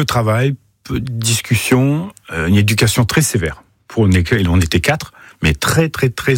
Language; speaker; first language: French; native; French